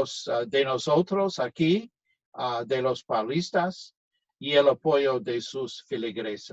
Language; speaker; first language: Spanish; non-native, fluent; English